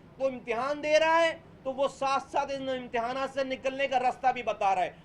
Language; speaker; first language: Urdu; native; Urdu